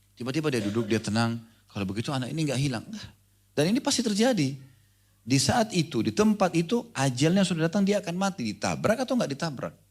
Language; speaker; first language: Indonesian; native; Indonesian